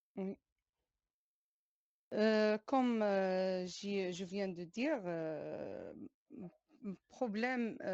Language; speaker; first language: French; non-native, learner; Arabic